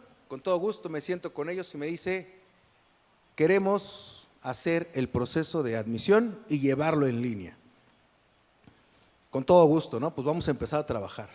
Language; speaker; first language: Spanish; native; Spanish